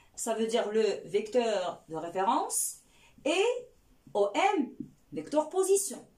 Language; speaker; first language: French; non-native, local second language; Arabic